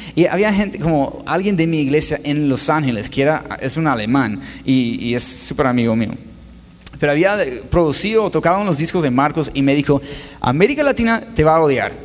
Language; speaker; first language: Spanish; non-native, fluent; English